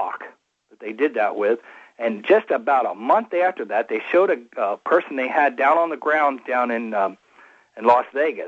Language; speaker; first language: English; native; English